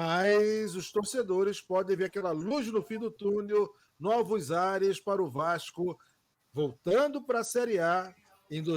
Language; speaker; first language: Portuguese; native; Portuguese